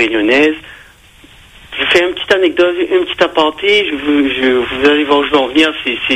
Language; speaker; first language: French; native; French